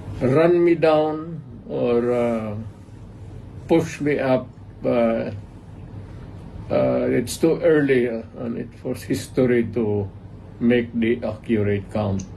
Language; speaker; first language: English; non-native, local second language; Cebuano